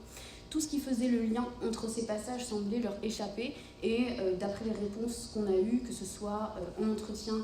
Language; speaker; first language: French; native; French